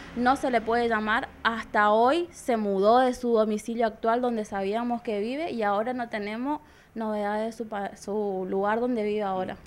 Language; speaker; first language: Spanish; native; Spanish